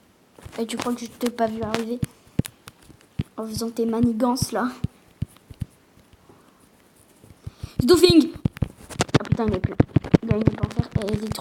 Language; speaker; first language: French; native; French